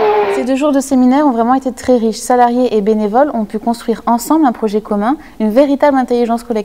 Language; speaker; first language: French; native; French